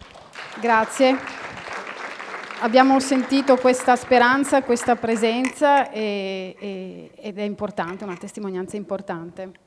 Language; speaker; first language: Italian; native; Italian